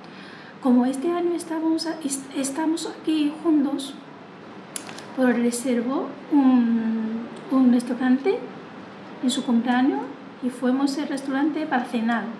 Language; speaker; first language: Spanish; non-native, learner; Chinese